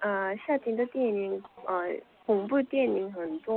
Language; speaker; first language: Chinese; non-native, learner; Korean